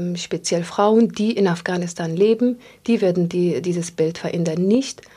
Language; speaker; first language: German; non-native, fluent; Pashto